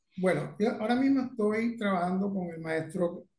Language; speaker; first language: Spanish; native; Spanish